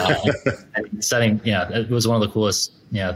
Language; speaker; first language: English; native; English